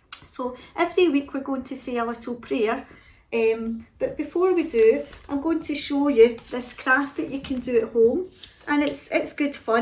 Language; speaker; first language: English; native; English